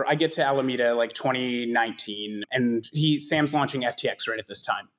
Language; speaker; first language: English; native; English